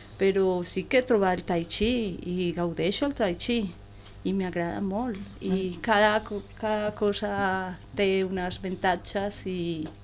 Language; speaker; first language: Catalan; non-native, learner; Spanish